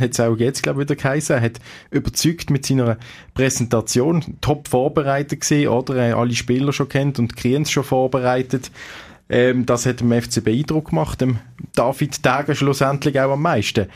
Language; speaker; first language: German; native; German